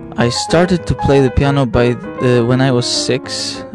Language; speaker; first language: English; non-native, fluent; Polish